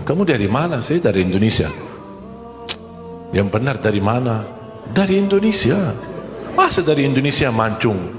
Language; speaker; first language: Indonesian; non-native, fluent; Arabic